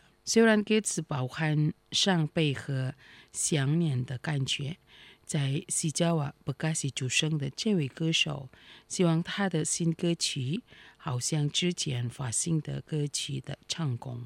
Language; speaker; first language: Chinese; non-native, fluent; Indonesian